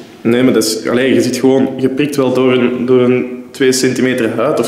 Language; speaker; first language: Dutch; native; Dutch